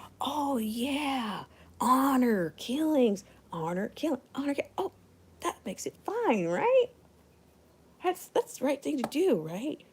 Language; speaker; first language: English; native; English